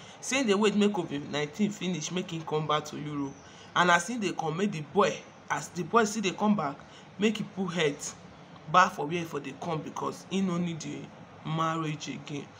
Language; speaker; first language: Nigerian Pidgin; non-native, local second language; Igbo